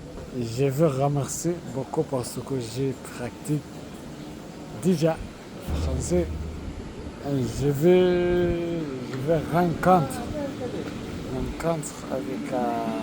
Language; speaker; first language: French; non-native, learner; Arabic